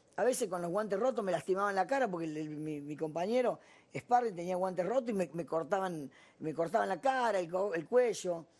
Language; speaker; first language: Spanish; native; Spanish